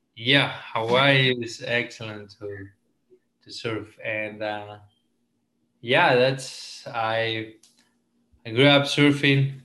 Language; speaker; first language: English; non-native, fluent; Spanish